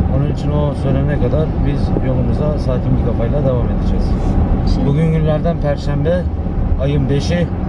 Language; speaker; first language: Turkish; early bilingual, heritage; Turkish